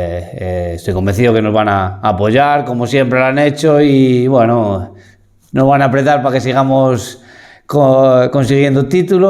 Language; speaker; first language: Spanish; native; Spanish